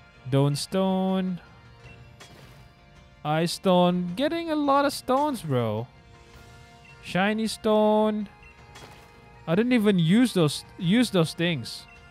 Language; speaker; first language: English; non-native, local second language; Malay